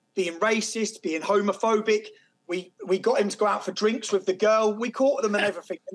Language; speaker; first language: English; native; English